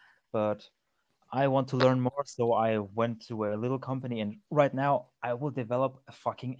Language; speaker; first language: English; non-native, fluent; German